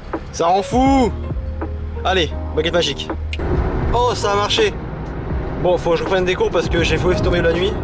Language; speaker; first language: French; native; French